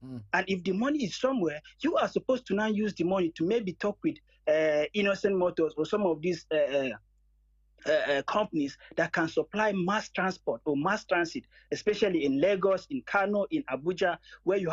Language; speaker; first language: English; non-native, local second language; Hausa